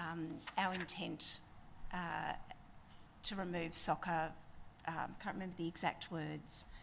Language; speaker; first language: English; native; English